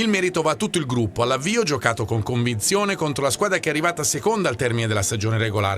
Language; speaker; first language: Italian; native; Italian